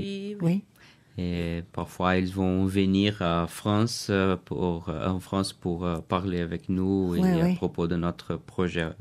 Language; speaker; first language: French; non-native, learner; Portuguese